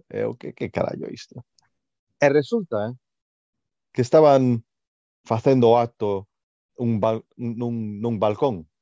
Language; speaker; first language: Galician; non-native, local second language; Spanish